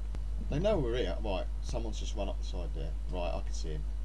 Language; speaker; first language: English; native; English